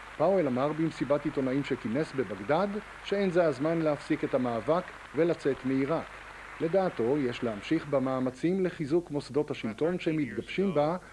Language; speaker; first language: Hebrew; native; Hebrew